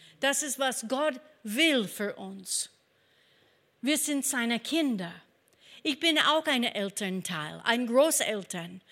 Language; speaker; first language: German; non-native, fluent; English